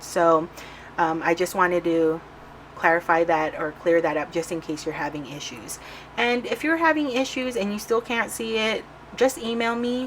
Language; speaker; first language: English; native; English